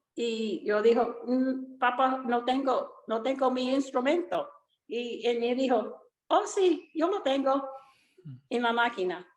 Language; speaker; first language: Spanish; early bilingual, other home language; Italian